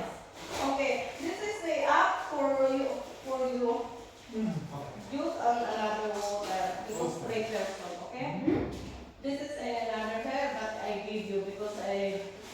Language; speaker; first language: English; non-native, local second language; Filipino